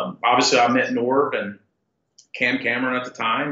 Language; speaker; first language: English; native; English